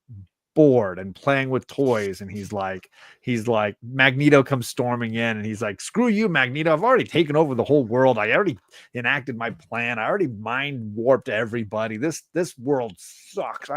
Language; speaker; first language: English; native; English